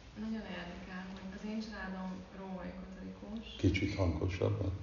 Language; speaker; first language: Hungarian; early bilingual, heritage; Hungarian